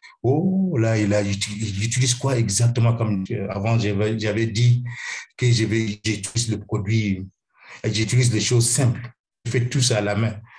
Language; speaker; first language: French; non-native, fluent; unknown